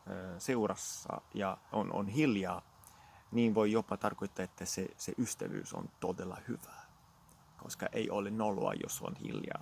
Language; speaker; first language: Finnish; non-native, fluent; Italian